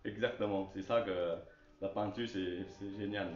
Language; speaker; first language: French; non-native, learner; Chinese